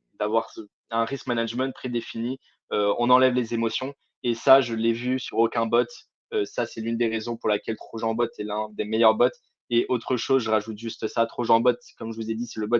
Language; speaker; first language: French; native; French